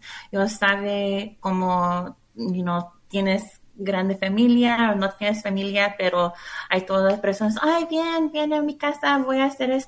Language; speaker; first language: Spanish; non-native, learner; English